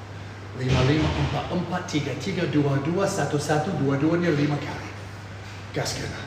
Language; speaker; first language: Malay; non-native, learner; English